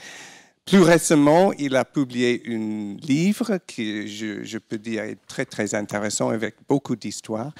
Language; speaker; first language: French; non-native, fluent; English